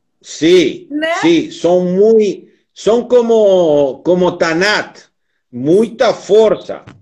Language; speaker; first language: Portuguese; non-native, learner; Spanish